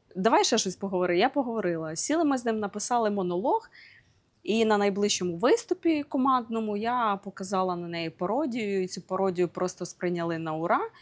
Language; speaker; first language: Ukrainian; native; Ukrainian